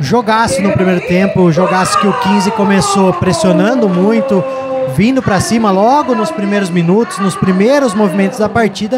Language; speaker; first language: Portuguese; native; Portuguese